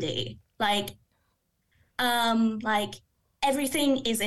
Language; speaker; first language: English; native; English